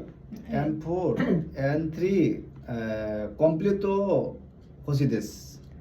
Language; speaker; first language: Japanese; non-native, learner; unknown